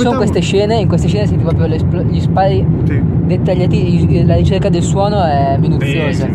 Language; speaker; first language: Italian; native; Italian